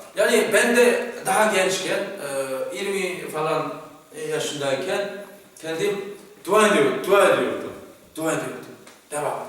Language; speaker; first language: Turkish; non-native, fluent; Korean